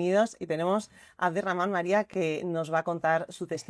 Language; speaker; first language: Spanish; native; Spanish